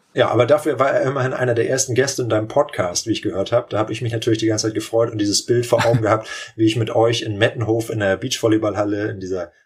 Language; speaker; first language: German; native; German